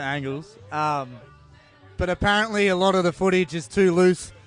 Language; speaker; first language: English; native; English